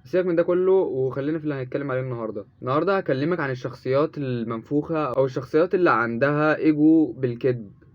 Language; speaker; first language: Arabic; native; Arabic